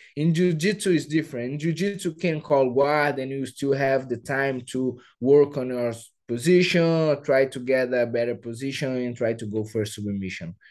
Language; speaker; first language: English; non-native, fluent; Portuguese